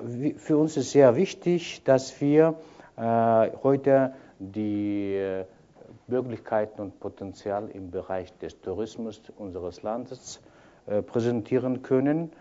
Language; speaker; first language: German; non-native, fluent; Kyrgyz